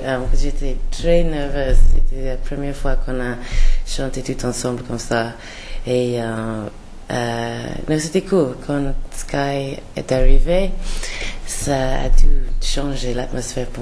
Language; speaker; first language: French; non-native, learner; English